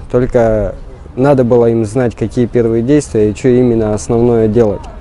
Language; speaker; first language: Russian; native; Russian